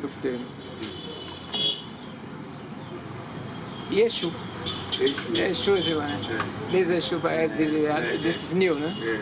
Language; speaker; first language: English; non-native, learner; Portuguese